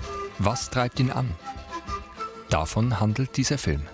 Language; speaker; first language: German; native; German